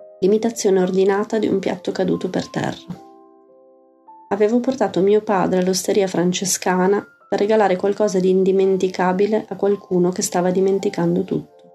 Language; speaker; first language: Italian; native; Italian